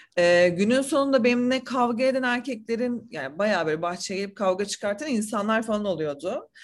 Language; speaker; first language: Turkish; native; Turkish